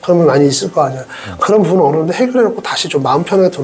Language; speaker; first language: Korean; native; Korean